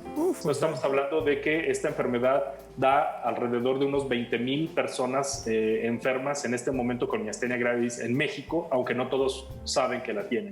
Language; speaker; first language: Spanish; native; Spanish